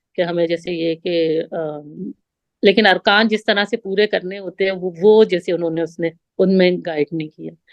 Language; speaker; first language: Urdu; native; Urdu